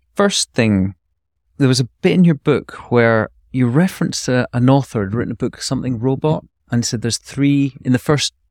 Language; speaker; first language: English; native; English